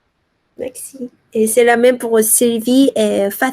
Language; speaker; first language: French; non-native, learner; Korean